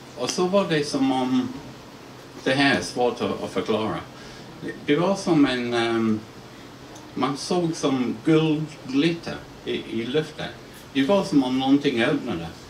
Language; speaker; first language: Swedish; non-native, fluent; English